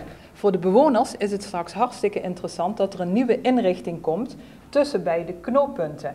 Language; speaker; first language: Dutch; native; Dutch